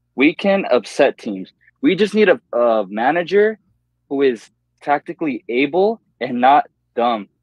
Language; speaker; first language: English; native; English